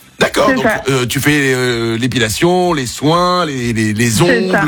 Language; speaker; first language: French; native; French